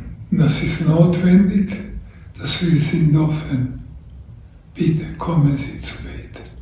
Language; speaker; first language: German; non-native, learner; Croatian